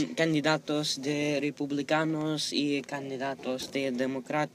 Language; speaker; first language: Spanish; non-native, learner; English